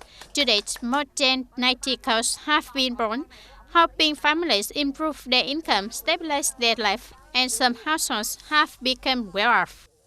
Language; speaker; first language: English; non-native, fluent; Vietnamese